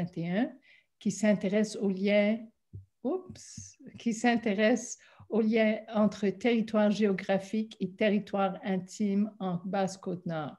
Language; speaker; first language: French; non-native, local second language; English